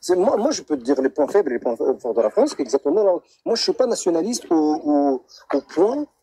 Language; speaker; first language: French; non-native, local second language; Arabic